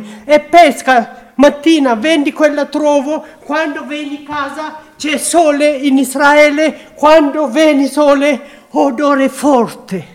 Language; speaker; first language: Italian; non-native, learner; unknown